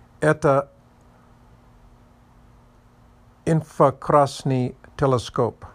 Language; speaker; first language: Russian; non-native, learner; English